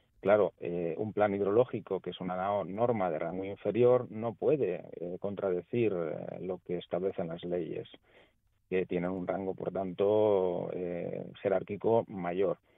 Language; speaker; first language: Spanish; native; Spanish